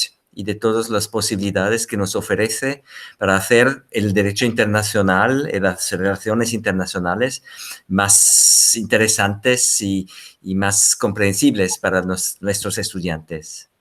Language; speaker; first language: Spanish; non-native, fluent; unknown